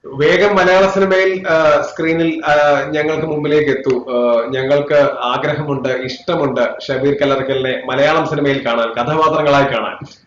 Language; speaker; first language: Malayalam; native; Malayalam